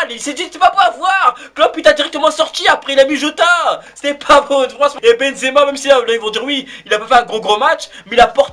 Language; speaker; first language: French; native; French